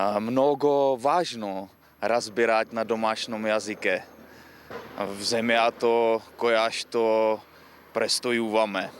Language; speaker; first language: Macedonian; non-native, learner; Czech